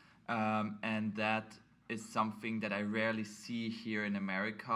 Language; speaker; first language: English; non-native, fluent; German